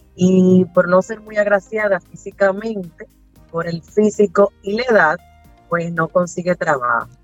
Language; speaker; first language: Spanish; native; Spanish